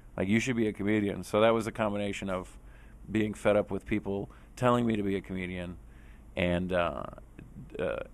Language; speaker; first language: English; native; English